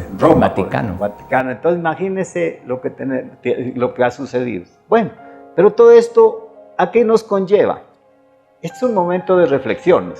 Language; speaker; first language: Spanish; native; Spanish